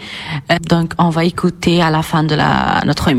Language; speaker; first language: French; non-native, fluent; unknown